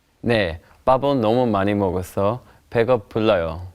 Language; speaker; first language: Korean; non-native, learner; English